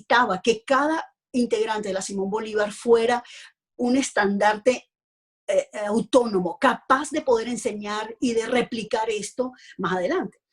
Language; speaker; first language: Spanish; native; Spanish